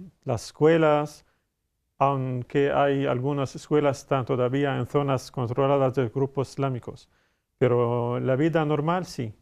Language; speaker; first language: Spanish; non-native, fluent; Arabic